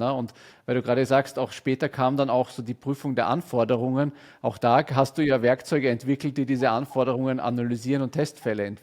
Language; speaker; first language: German; native; German